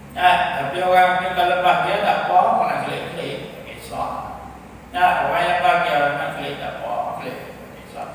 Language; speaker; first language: Malay; native; Malay